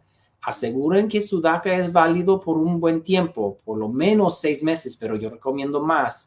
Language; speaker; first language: Spanish; non-native, fluent; English